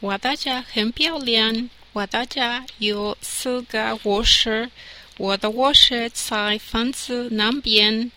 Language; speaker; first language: Chinese; non-native, learner; English